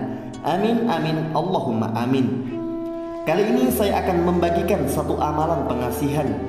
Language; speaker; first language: Indonesian; native; Indonesian